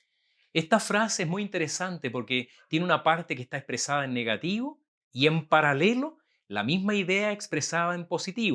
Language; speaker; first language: Spanish; native; Spanish